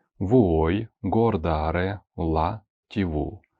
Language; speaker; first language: Italian; non-native, fluent; Ukrainian